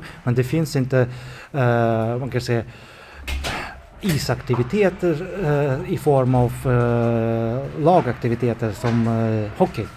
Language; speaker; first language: Swedish; non-native, fluent; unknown